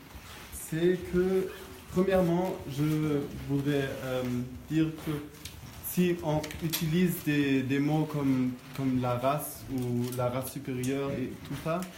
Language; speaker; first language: French; non-native, fluent; German